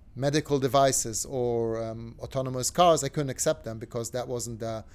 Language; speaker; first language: English; non-native, fluent; Hebrew